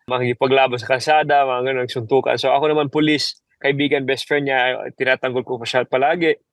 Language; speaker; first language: Filipino; non-native, local second language; Cebuano